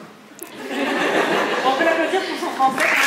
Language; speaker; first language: French; native; French